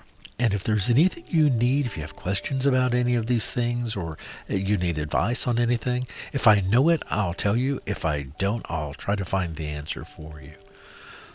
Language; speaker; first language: English; native; English